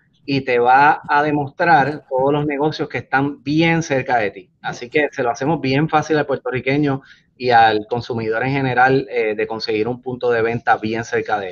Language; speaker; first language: Spanish; native; Spanish